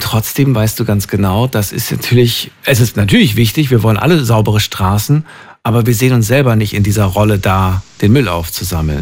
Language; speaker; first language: German; native; German